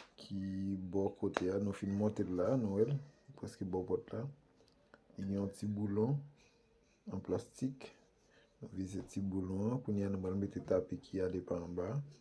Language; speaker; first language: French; non-native, local second language; Haitian Creole